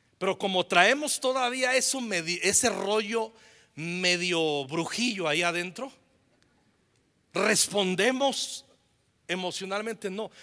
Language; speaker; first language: Spanish; native; Spanish